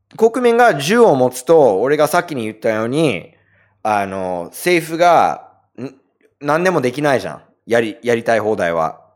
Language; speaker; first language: Japanese; non-native, fluent; English